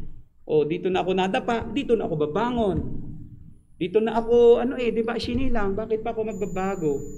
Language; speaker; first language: Filipino; native; Filipino